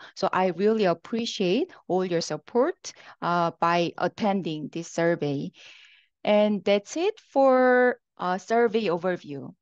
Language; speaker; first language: English; non-native, fluent; Korean